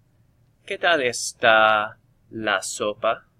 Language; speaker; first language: Spanish; non-native, fluent; English